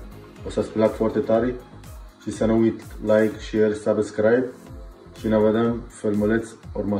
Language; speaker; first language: Romanian; non-native, learner; Arabic